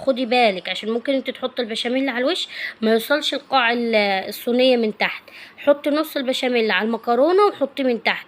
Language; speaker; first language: Arabic; native; Arabic